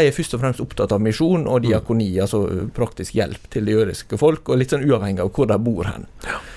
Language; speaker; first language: Norwegian; native; Norwegian